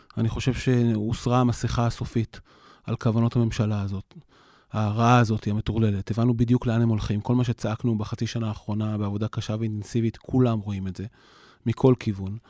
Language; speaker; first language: Hebrew; native; Hebrew